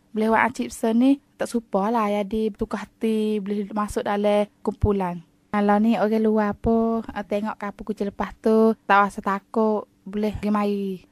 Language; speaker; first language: Malay; native; Malay